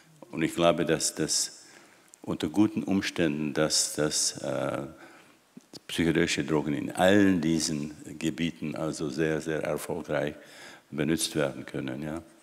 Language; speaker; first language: German; non-native, fluent; Czech